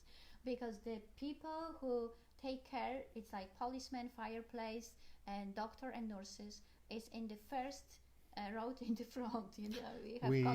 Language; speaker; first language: English; non-native, learner; Polish